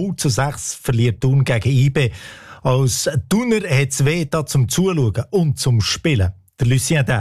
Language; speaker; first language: German; native; German